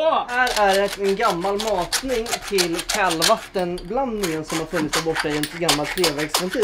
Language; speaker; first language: Swedish; native; Swedish